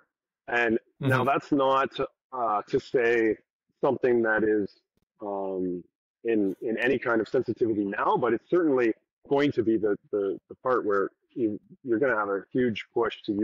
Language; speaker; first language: English; native; English